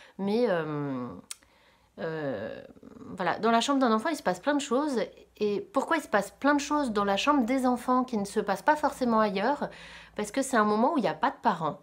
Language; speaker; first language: French; native; French